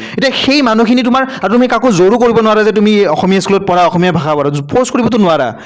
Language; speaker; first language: Assamese; native; Assamese